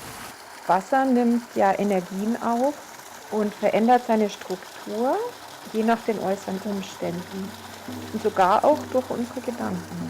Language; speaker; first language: German; native; German